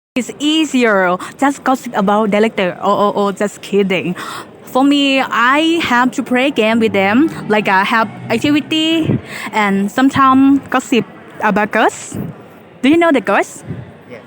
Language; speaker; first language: English; non-native, learner; Thai